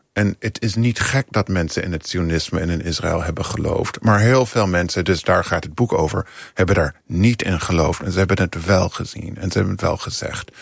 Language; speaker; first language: Dutch; non-native, fluent; English